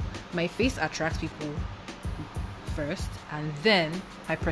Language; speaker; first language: English; non-native, local second language; Igbo